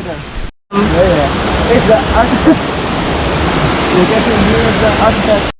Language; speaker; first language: English; non-native, learner; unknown